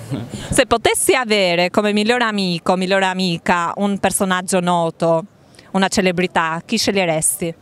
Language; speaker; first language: Italian; native; Italian